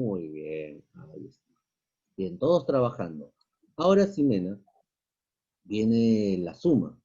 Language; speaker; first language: Spanish; native; Spanish